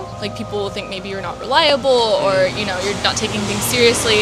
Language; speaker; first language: English; native; English